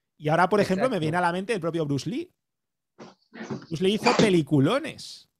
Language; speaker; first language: Spanish; native; Spanish